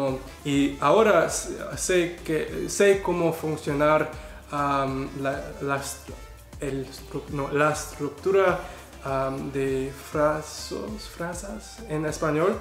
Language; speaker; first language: Spanish; non-native, learner; English